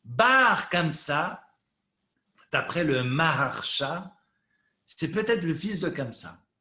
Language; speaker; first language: French; native; French